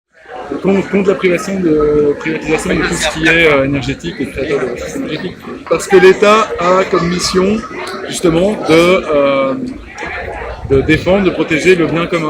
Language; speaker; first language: French; native; French